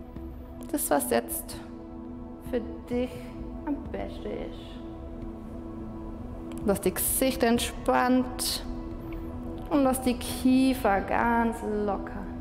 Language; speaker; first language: German; non-native, fluent; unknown